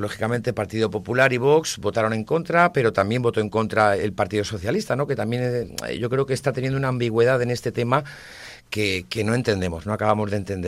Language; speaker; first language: Spanish; native; Spanish